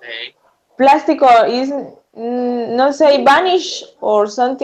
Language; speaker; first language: English; non-native, learner; Spanish